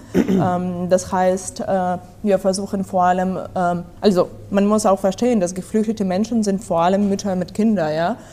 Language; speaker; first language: German; non-native, fluent; Ukrainian